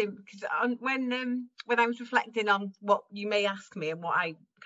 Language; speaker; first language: English; native; English